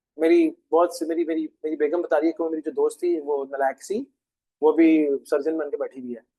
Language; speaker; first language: Urdu; non-native, local second language; Punjabi